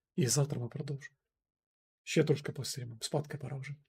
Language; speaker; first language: Ukrainian; native; Ukrainian